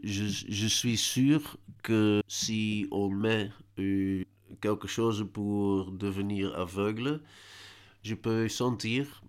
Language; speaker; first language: French; non-native, learner; Dutch